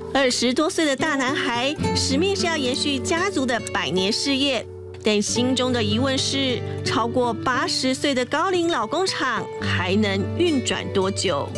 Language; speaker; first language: Chinese; native; Chinese